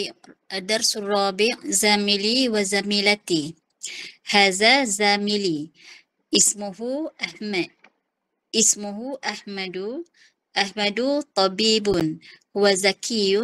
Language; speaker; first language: Arabic; non-native, learner; Malay